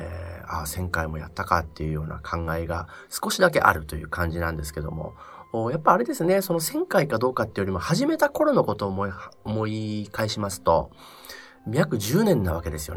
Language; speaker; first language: Japanese; native; Japanese